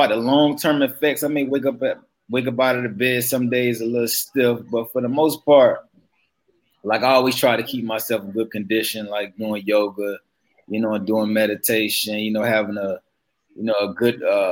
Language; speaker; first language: English; native; English